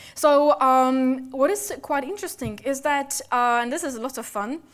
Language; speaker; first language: English; non-native, fluent; Polish